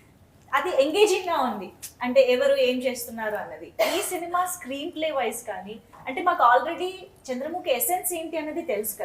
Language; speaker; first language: Telugu; native; Telugu